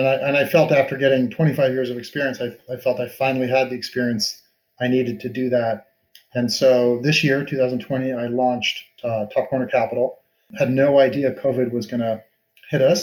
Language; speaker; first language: English; native; English